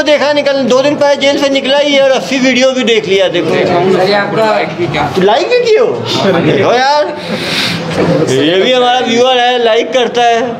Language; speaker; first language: Hindi; native; Hindi